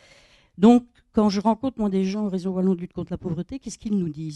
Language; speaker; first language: French; native; French